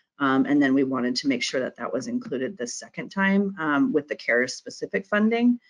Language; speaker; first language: English; native; English